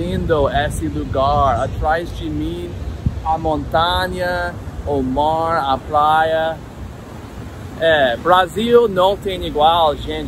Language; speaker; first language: Portuguese; non-native, fluent; English